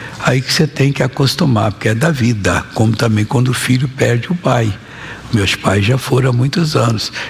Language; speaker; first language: Portuguese; native; Portuguese